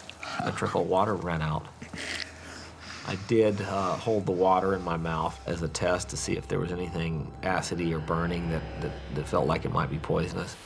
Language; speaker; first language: English; native; English